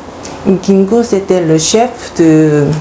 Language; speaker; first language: French; non-native, learner; Korean